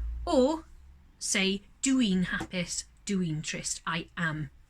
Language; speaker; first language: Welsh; non-native, local second language; English